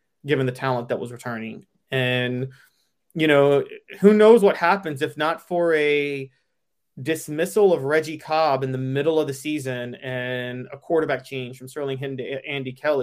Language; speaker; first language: English; native; English